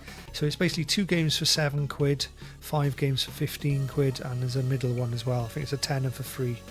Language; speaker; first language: English; native; English